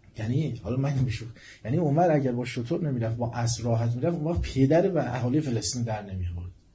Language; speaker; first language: Persian; native; Persian